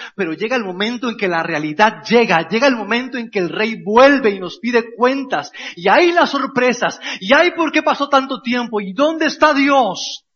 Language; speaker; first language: Spanish; native; Spanish